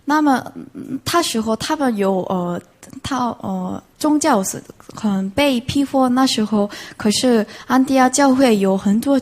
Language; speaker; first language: Chinese; non-native, fluent; Korean